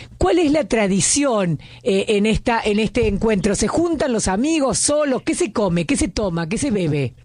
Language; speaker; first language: Spanish; native; Spanish